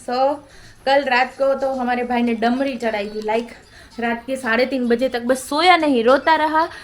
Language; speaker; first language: Hindi; non-native, local second language; Gujarati